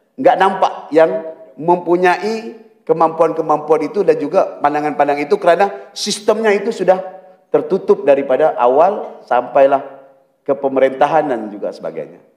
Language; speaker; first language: Malay; native; Malay